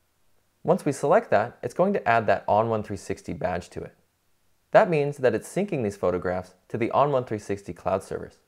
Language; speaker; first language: English; native; English